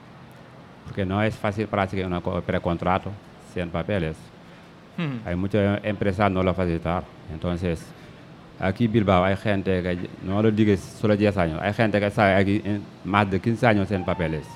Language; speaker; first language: Spanish; non-native, learner; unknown